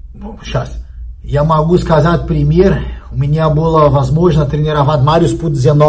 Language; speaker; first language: Russian; non-native, learner; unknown